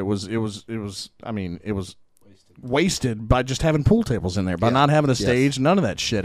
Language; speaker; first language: English; native; English